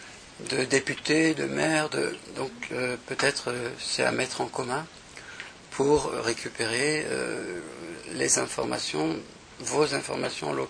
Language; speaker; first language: French; native; French